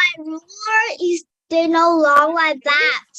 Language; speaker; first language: English; non-native, learner; Vietnamese